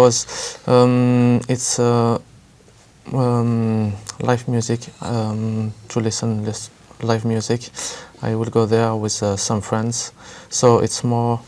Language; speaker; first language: English; non-native, learner; French